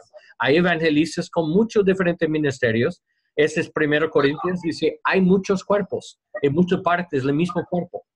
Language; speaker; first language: Spanish; non-native, learner; English